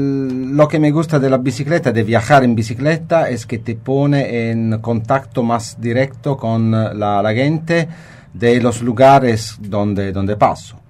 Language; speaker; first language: Spanish; non-native, fluent; Italian